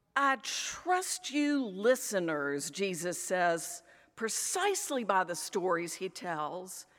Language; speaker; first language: English; native; English